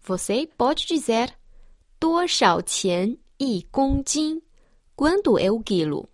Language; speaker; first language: Portuguese; non-native, fluent; Chinese